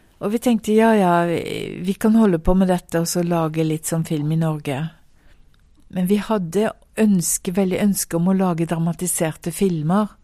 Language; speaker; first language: Norwegian; early bilingual, heritage; Norwegian